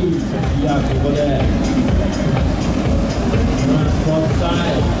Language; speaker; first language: Japanese; native; Japanese